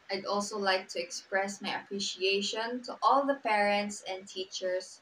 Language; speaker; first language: English; non-native, local second language; Cebuano